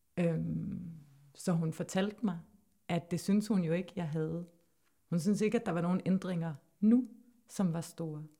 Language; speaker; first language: Danish; native; Danish